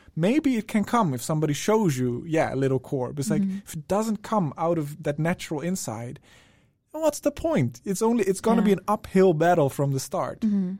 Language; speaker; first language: English; non-native, fluent; Dutch